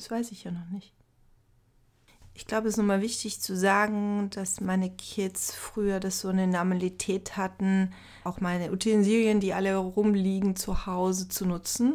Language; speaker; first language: German; native; German